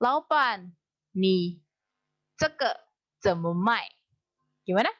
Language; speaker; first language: Chinese; non-native, fluent; Indonesian